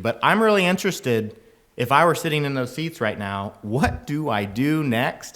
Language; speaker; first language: English; native; English